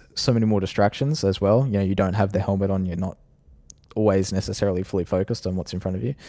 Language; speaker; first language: English; native; English